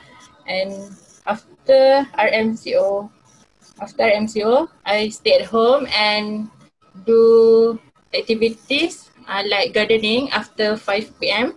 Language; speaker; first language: English; non-native, local second language; Malay